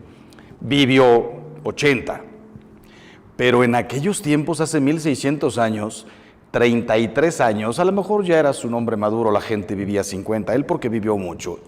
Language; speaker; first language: Spanish; native; Spanish